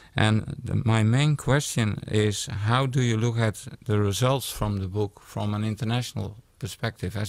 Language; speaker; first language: English; non-native, fluent; Dutch